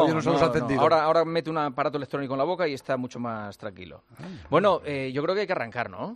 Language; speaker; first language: Spanish; native; Spanish